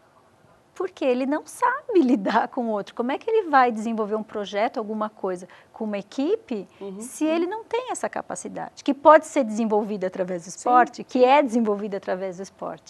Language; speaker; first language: Portuguese; native; Portuguese